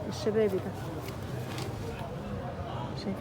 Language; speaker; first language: Arabic; native; Arabic